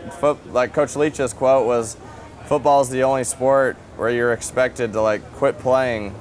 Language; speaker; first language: English; native; English